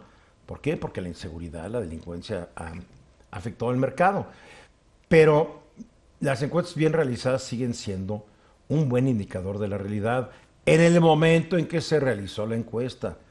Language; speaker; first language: Spanish; native; Spanish